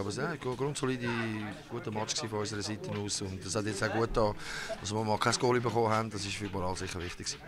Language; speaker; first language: German; native; German